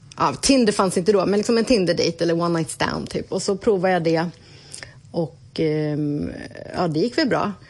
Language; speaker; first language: Swedish; native; Swedish